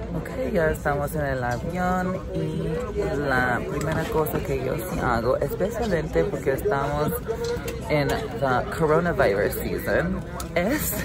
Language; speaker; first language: Spanish; early bilingual, heritage; English